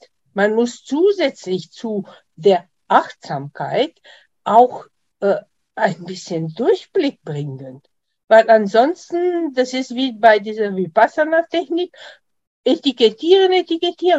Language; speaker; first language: German; non-native, fluent; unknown